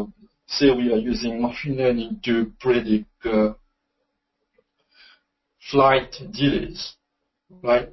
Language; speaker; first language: English; non-native, local second language; Morisyen